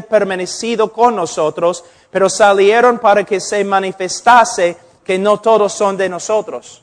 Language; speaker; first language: Spanish; non-native, fluent; English